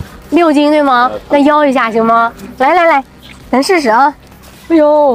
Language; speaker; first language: Chinese; native; Chinese